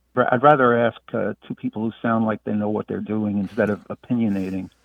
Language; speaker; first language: English; native; English